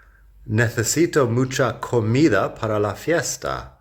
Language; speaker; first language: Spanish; non-native, fluent; English